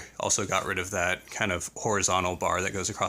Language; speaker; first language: English; native; English